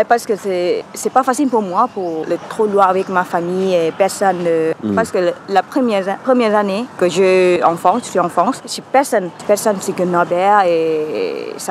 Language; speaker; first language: French; non-native, learner; Thai